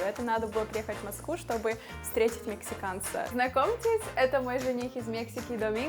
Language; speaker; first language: Russian; non-native, fluent; English